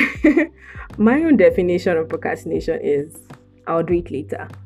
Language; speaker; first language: English; non-native, local second language; Yoruba